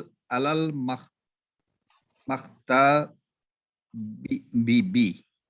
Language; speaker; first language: Arabic; non-native, learner; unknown